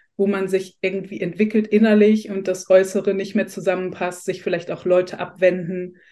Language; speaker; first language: German; native; German